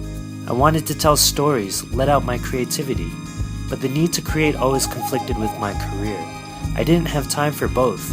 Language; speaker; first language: English; early bilingual, other home language; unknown